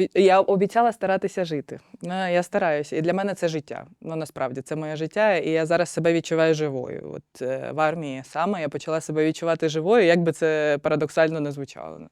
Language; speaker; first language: Ukrainian; non-native, local second language; Russian